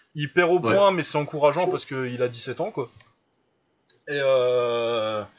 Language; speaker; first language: French; native; French